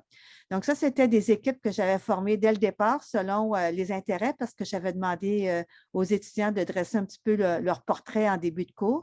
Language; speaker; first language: French; native; French